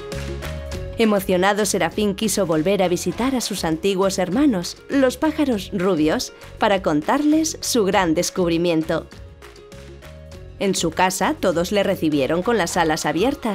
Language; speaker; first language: Spanish; native; Spanish